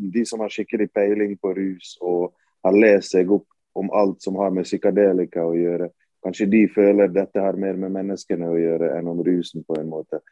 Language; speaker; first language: Norwegian; early bilingual, other home language; Bosnian